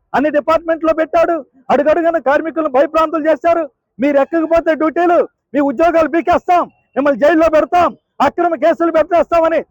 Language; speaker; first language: Telugu; native; Telugu